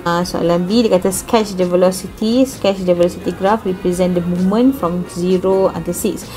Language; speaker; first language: English; non-native, local second language; Malay